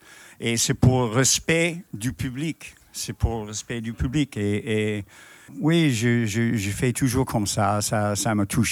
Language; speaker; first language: French; non-native, fluent; English